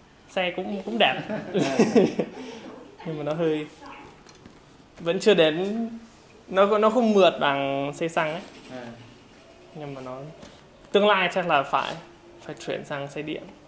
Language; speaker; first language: Vietnamese; non-native, fluent; English